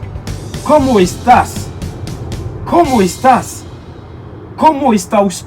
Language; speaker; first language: Spanish; non-native, fluent; Haitian Creole